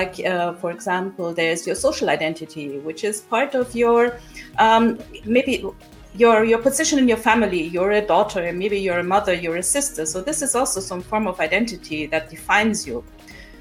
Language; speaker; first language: English; non-native, local second language; German